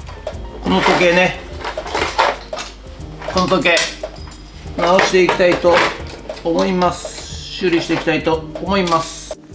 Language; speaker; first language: Japanese; native; Japanese